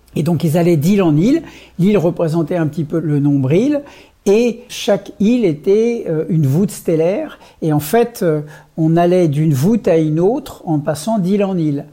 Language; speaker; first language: French; native; French